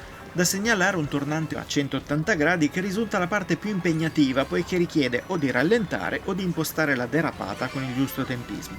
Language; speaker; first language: Italian; native; Italian